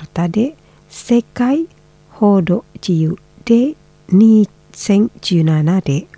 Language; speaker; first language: Japanese; non-native, fluent; Indonesian